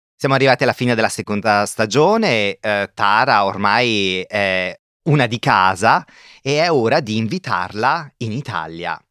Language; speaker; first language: Italian; native; Italian